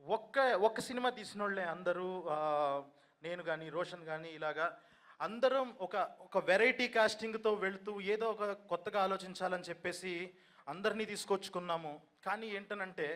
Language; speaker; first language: Telugu; native; Telugu